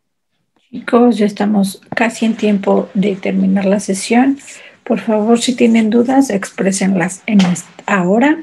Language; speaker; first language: Spanish; native; Spanish